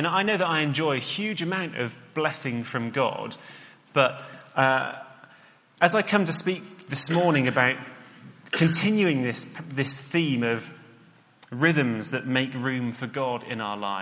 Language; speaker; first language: English; native; English